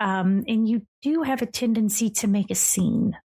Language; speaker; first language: English; native; English